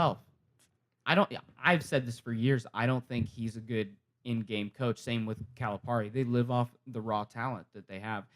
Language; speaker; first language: English; native; English